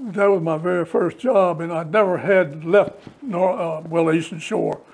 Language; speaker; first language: English; native; English